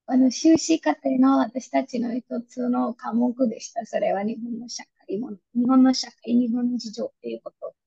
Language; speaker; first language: Japanese; non-native, fluent; Hindi